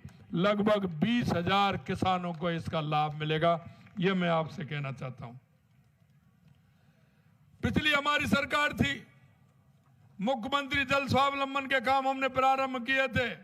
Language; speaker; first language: Hindi; native; Hindi